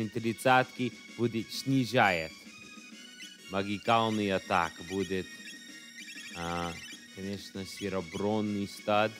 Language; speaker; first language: Russian; non-native, learner; English